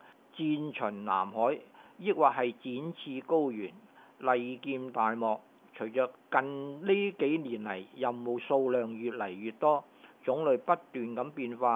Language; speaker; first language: Chinese; non-native, local second language; Cantonese